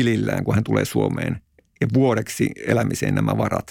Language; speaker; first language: Finnish; native; Finnish